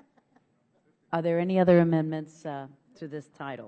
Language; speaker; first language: English; native; English